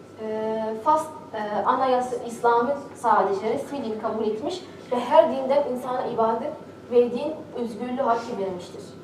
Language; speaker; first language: Turkish; non-native, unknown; Arabic